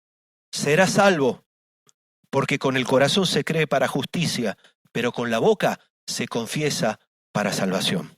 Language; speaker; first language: Spanish; native; Spanish